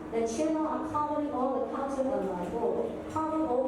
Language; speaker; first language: English; non-native, learner; Chinese